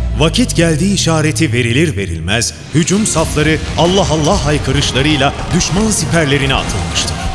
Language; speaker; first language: Turkish; native; Turkish